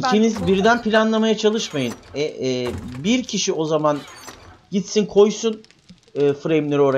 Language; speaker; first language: Turkish; native; Turkish